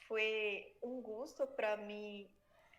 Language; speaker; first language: Spanish; non-native, learner; Portuguese